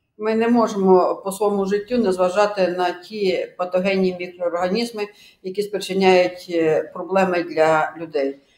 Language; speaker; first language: Ukrainian; native; Ukrainian